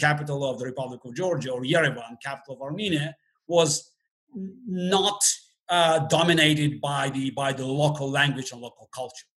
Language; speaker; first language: English; non-native, fluent; Russian